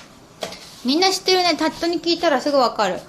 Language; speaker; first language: Japanese; native; Japanese